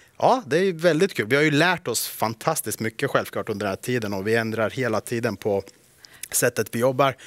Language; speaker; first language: Swedish; early bilingual, other home language; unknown